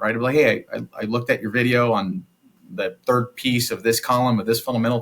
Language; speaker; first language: English; native; English